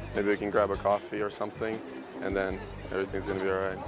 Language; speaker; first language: English; early bilingual, other home language; Russian